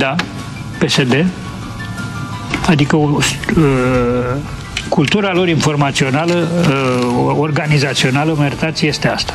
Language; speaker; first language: Romanian; native; Romanian